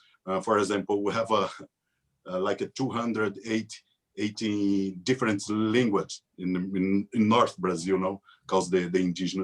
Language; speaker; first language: English; non-native, learner; Portuguese